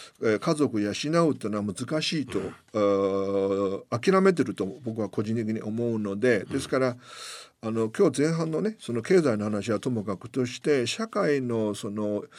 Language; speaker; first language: Japanese; non-native, fluent; Chinese